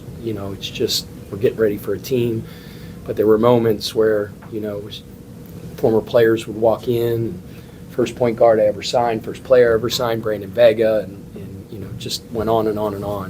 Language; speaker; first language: English; native; English